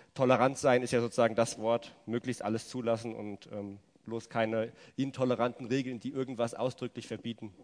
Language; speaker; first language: German; native; German